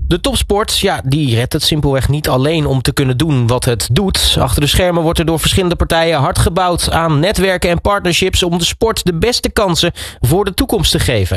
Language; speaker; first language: Dutch; native; Dutch